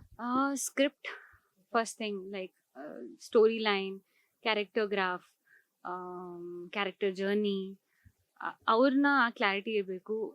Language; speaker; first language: Kannada; non-native, local second language; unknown